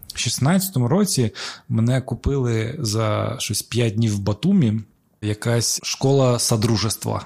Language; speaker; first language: Ukrainian; non-native, local second language; Russian